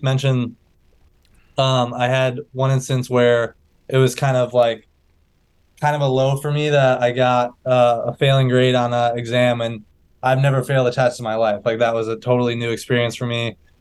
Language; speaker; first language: English; native; English